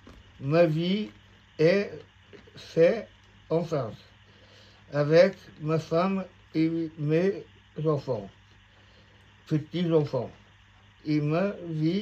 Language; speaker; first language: French; non-native, learner; Portuguese